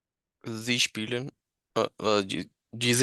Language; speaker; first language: German; non-native, learner; Urdu